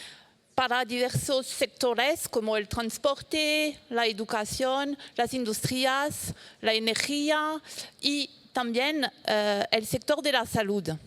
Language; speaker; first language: Spanish; non-native, fluent; French